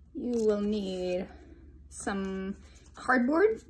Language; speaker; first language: English; native; English